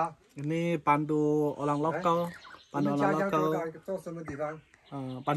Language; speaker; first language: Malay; non-native, learner; Chinese